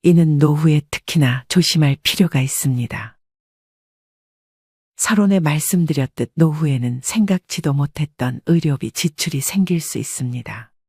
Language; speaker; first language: Korean; native; Korean